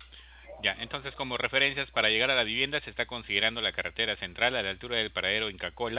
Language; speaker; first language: Spanish; native; Spanish